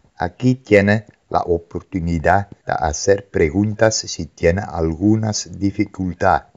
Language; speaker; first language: Spanish; non-native, fluent; Dutch